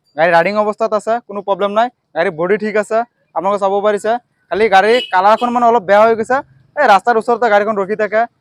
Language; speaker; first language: Assamese; non-native, local second language; Bangla